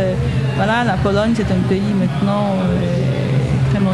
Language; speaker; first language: French; non-native, fluent; Polish